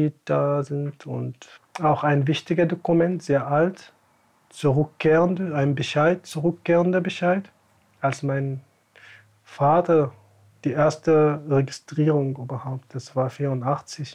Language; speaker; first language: German; non-native, fluent; Tamasheq